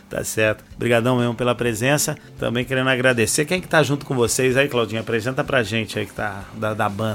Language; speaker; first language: Portuguese; native; Portuguese